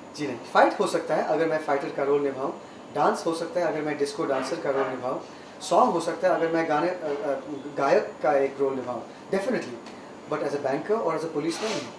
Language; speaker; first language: Hindi; non-native, local second language; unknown